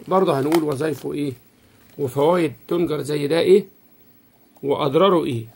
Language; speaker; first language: Arabic; native; Arabic